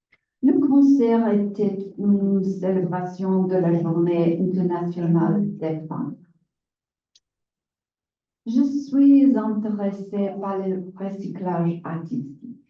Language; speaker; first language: French; non-native, learner; English